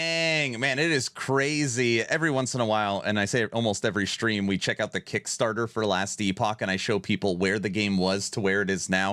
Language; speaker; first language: English; native; English